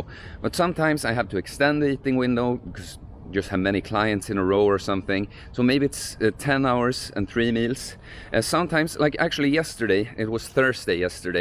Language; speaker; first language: English; non-native, fluent; Swedish